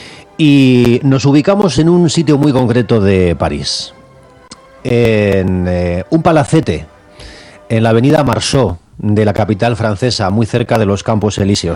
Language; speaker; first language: Spanish; native; Spanish